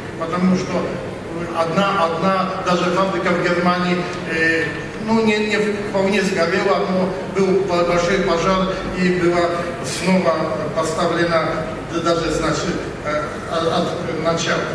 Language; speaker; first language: Russian; non-native, learner; Polish